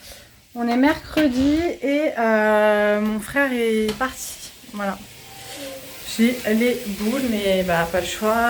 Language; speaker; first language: French; native; French